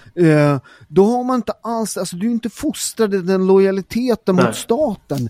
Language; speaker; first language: Swedish; early bilingual, other home language; Italian